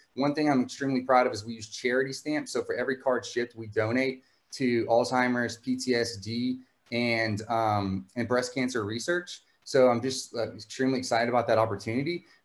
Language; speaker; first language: English; native; English